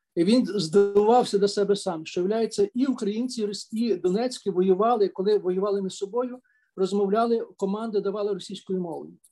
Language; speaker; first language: Ukrainian; native; Ukrainian